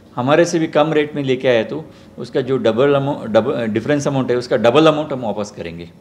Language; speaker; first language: Hindi; non-native, local second language; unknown